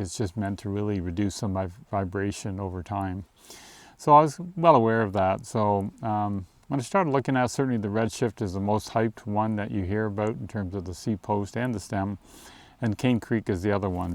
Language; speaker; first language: English; native; English